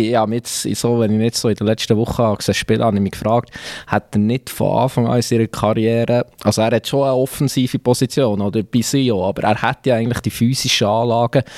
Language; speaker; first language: German; native; German